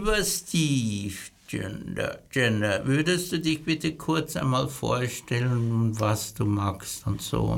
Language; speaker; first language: German; native; German